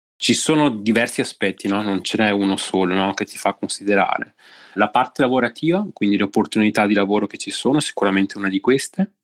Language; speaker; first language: Italian; native; Italian